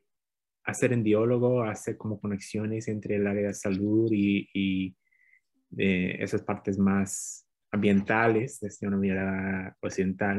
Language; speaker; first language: Spanish; non-native, fluent; English